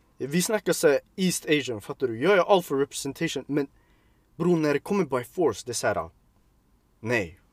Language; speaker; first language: Swedish; early bilingual, other home language; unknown